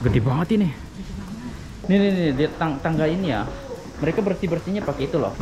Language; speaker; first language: Indonesian; native; Indonesian